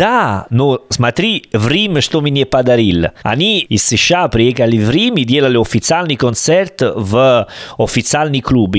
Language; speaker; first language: Russian; non-native, learner; Italian